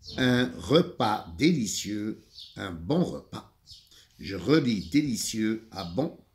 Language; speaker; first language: French; non-native, local second language; Arabic